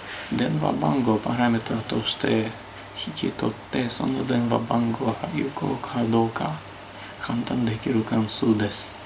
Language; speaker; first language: Japanese; non-native, fluent; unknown